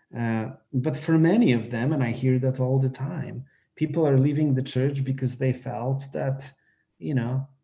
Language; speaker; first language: English; non-native, fluent; Polish